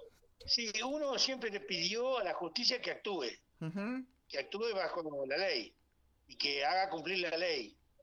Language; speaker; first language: Spanish; native; Spanish